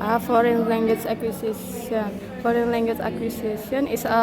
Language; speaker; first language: English; non-native, learner; Indonesian